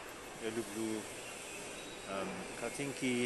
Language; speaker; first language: Russian; non-native, learner; English